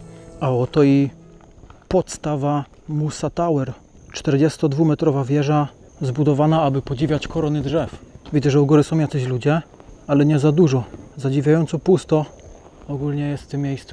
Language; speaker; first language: Polish; native; Polish